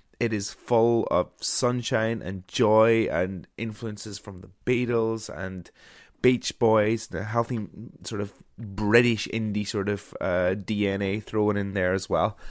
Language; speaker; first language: English; native; English